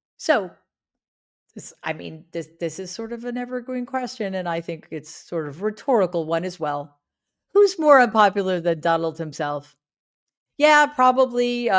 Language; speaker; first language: English; native; English